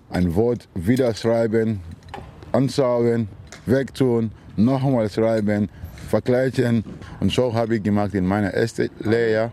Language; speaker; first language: German; non-native, learner; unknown